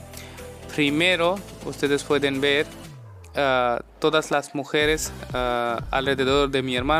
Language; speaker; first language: Spanish; non-native, learner; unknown